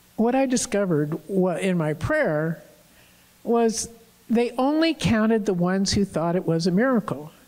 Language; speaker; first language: English; native; English